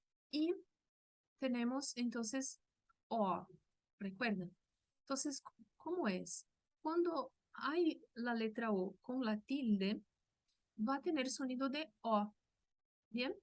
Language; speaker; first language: Spanish; non-native, fluent; Portuguese